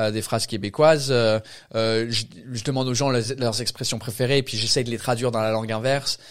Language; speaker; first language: French; non-native, fluent; English